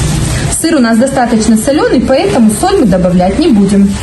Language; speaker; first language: Russian; native; Russian